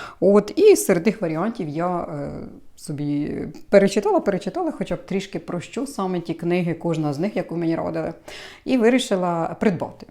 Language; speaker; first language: Ukrainian; native; Ukrainian